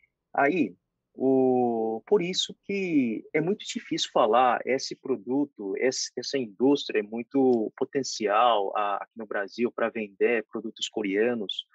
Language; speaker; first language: Portuguese; non-native, fluent; Korean